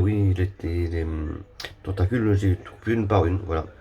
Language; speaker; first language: French; native; French